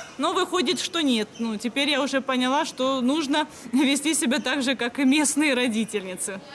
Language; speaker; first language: Russian; native; Russian